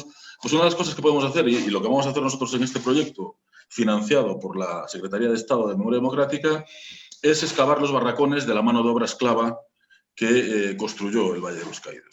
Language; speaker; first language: Spanish; native; Spanish